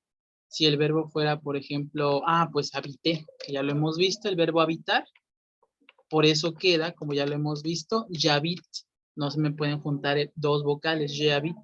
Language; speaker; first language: Spanish; native; Spanish